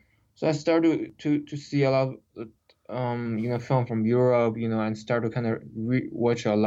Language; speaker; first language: English; non-native, fluent; Chinese